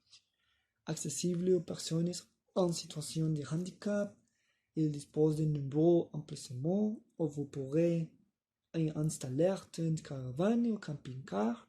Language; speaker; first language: French; non-native, learner; Spanish